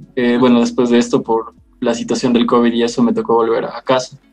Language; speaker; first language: Spanish; native; Spanish